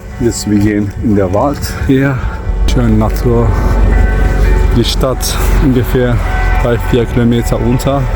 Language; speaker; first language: German; non-native, learner; Turkish